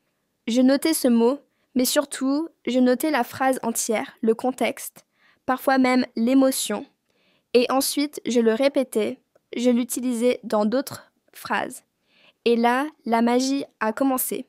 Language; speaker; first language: French; non-native, fluent; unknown